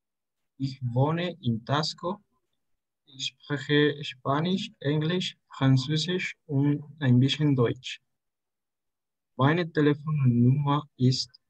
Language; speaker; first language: German; non-native, learner; Spanish